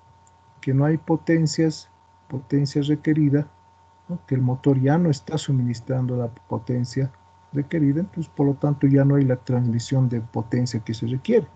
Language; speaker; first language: Spanish; native; Spanish